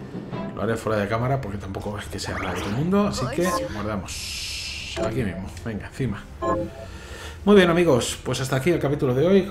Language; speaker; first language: Spanish; native; Spanish